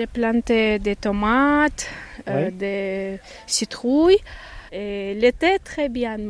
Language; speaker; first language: French; non-native, learner; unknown